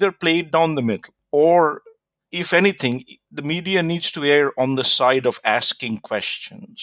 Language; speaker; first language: English; non-native, local second language; Bangla